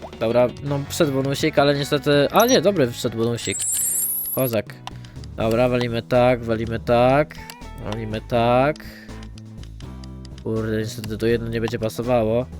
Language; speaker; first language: Polish; native; Polish